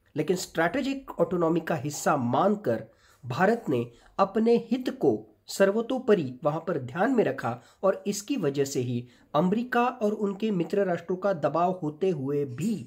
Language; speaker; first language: Hindi; non-native, local second language; Marathi